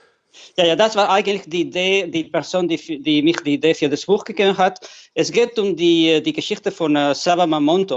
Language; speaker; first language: German; non-native, fluent; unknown